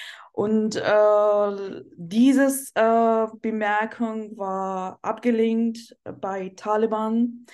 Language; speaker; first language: German; non-native, fluent; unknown